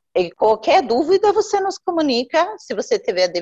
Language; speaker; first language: Portuguese; non-native, fluent; Arabic